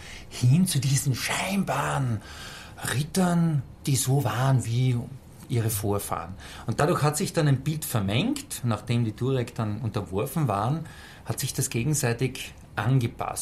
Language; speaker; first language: German; native; German